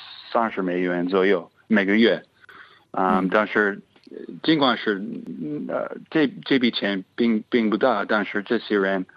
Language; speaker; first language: Chinese; non-native, fluent; English